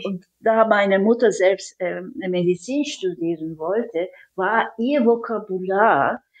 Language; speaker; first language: German; early bilingual, other home language; Turkish